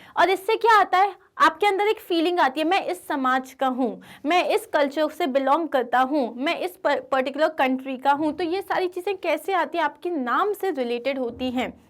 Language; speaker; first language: Hindi; non-native, local second language; Telugu